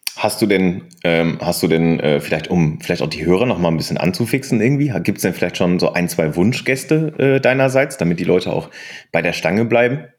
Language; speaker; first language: German; non-native, fluent; Polish